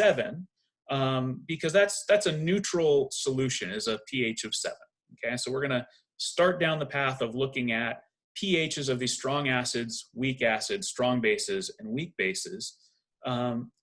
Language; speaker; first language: English; native; English